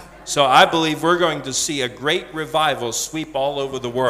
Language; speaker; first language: English; native; English